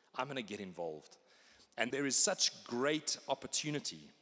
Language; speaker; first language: English; native; English